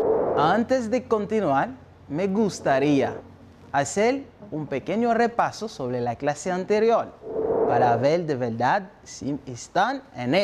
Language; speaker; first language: Spanish; non-native, fluent; French